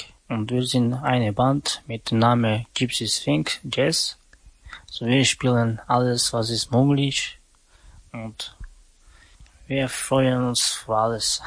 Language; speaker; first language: German; non-native, learner; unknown